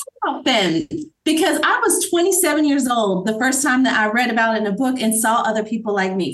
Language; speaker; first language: English; native; English